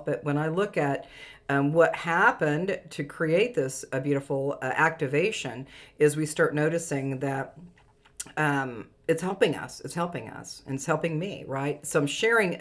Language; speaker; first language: English; native; English